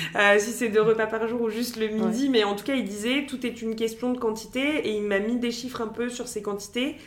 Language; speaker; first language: French; native; French